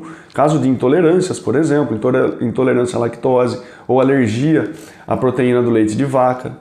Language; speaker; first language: Portuguese; native; Portuguese